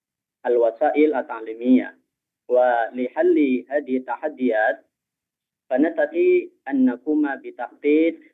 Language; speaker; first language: Arabic; non-native, fluent; Indonesian